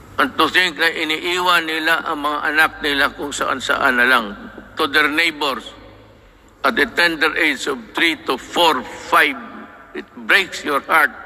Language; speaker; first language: English; non-native, local second language; Cebuano